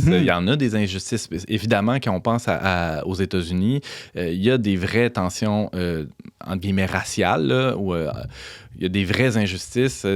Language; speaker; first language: French; native; French